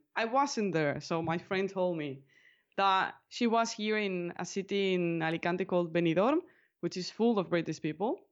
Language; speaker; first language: English; non-native, fluent; Spanish